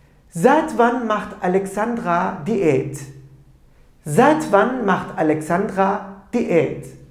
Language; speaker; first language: German; non-native, fluent; Turkish